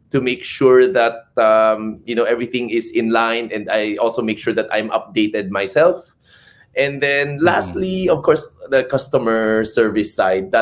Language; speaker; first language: English; non-native, local second language; Cebuano